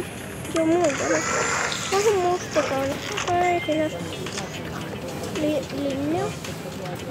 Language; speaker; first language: Finnish; early bilingual, heritage; Finnish